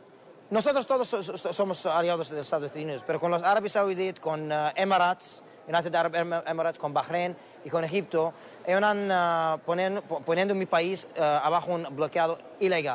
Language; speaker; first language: Spanish; non-native, learner; Arabic